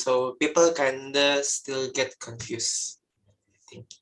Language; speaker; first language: English; non-native, learner; Indonesian